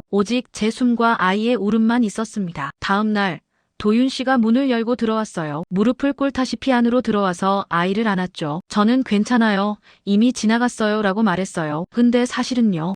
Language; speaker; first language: Korean; non-native, fluent; Spanish